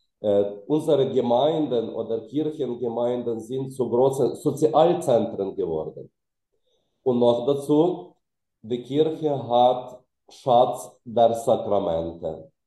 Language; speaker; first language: German; non-native, fluent; Ukrainian